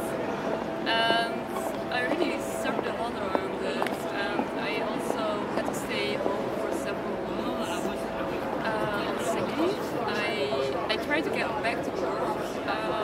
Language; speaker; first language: English; non-native, fluent; Dutch